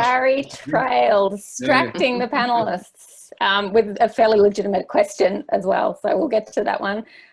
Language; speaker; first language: English; native; English